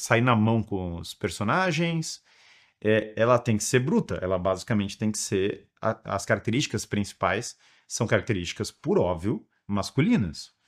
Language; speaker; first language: Portuguese; native; Portuguese